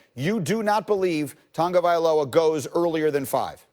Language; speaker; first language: English; native; English